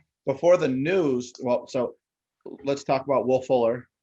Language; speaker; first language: English; native; English